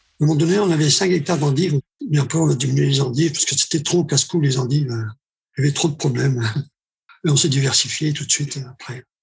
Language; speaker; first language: French; native; French